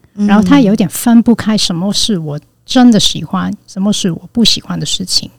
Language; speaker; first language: Chinese; non-native, fluent; Cantonese